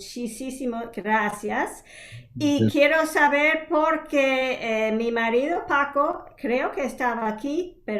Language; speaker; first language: Spanish; non-native, fluent; English